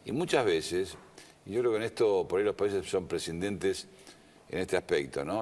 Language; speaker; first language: Spanish; native; Spanish